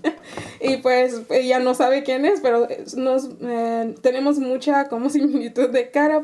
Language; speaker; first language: Spanish; non-native, fluent; Haitian Creole